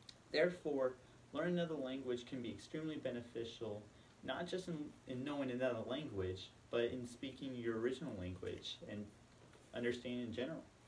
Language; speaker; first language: English; native; English